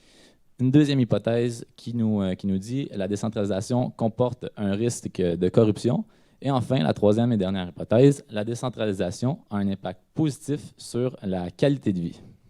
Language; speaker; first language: French; native; French